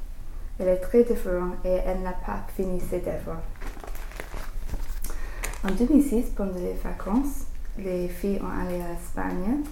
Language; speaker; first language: French; non-native, learner; English